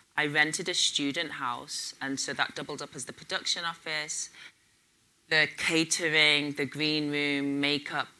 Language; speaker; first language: English; native; English